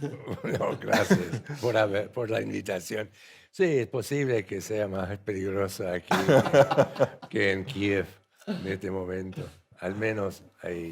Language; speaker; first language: Spanish; non-native, fluent; English